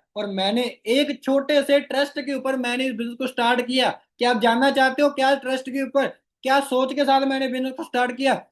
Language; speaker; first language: Hindi; non-native, local second language; Rajasthani